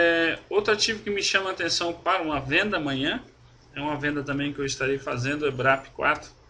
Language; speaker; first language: Portuguese; native; Portuguese